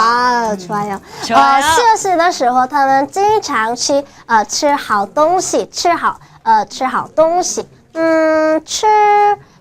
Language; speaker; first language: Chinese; non-native, learner; Korean